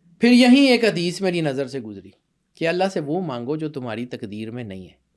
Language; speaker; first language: Urdu; non-native, local second language; Punjabi